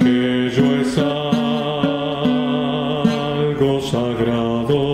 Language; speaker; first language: Spanish; native; Spanish